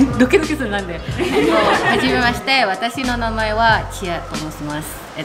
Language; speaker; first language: Japanese; non-native, learner; Indonesian